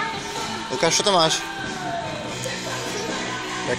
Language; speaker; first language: Slovak; native; Slovak